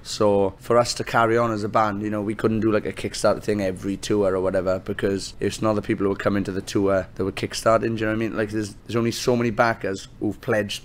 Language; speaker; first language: English; native; English